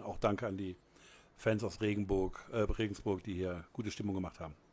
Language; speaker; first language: German; native; German